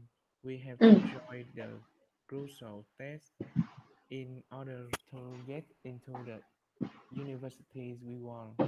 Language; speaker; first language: English; non-native, learner; Vietnamese